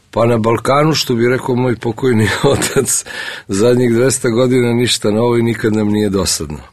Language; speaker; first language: Serbian; early bilingual, other home language; Russian